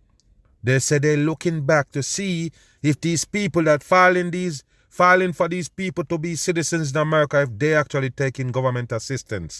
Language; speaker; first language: English; native; English